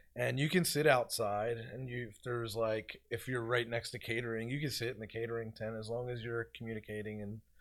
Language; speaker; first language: English; native; English